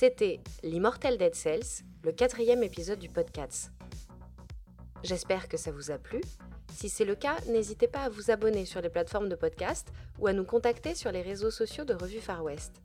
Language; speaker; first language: French; native; French